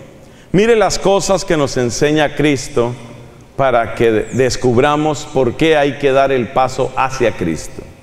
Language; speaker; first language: Spanish; native; Spanish